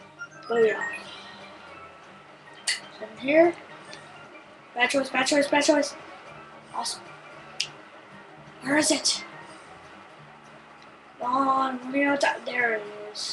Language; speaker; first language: English; native; English